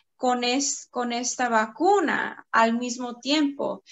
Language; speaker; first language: Spanish; early bilingual, heritage; Spanish